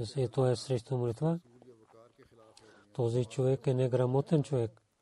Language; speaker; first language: Bulgarian; non-native, learner; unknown